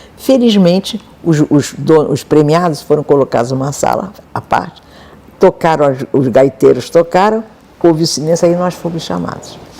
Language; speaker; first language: Portuguese; native; Portuguese